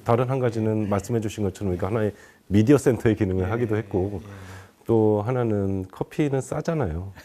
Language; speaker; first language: Korean; native; Korean